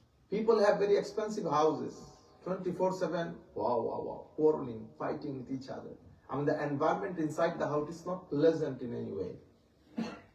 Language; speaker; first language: English; non-native, local second language; Bangla